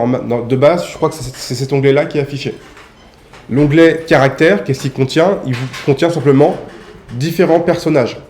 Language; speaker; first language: French; native; French